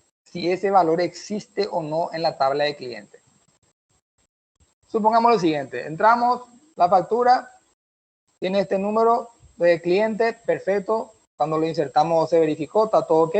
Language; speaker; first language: Spanish; native; Spanish